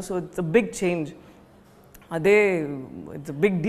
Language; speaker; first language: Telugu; non-native, fluent; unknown